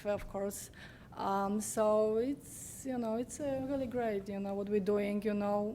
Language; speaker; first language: English; non-native, learner; Polish